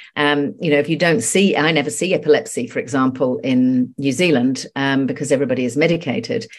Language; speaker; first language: English; native; English